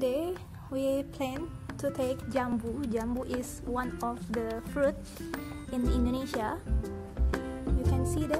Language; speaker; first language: English; non-native, learner; Indonesian